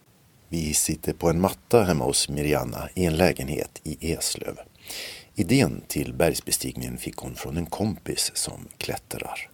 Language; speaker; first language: Swedish; native; Swedish